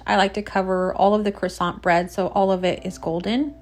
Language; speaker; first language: English; native; English